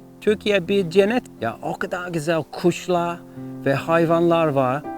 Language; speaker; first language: Turkish; non-native, learner; English